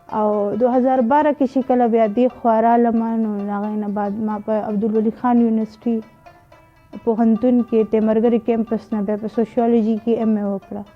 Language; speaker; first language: Pashto; non-native, local second language; Urdu